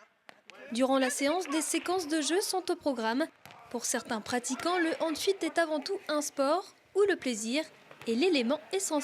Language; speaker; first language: French; native; French